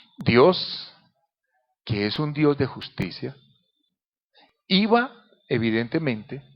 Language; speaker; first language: Spanish; native; Spanish